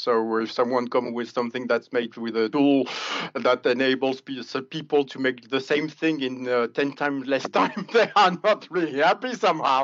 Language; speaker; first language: English; non-native, fluent; French